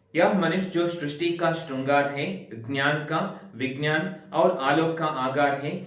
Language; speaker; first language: Hindi; non-native, local second language; Kannada